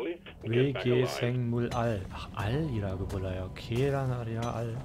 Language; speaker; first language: Korean; non-native, learner; German